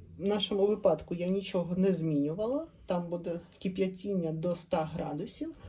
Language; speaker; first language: Ukrainian; native; Ukrainian